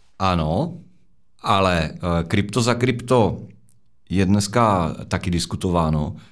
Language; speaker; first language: Czech; native; Czech